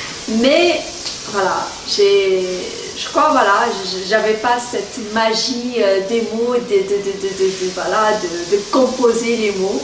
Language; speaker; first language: French; non-native, local second language; Arabic